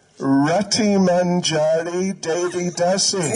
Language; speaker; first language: Russian; non-native, learner; English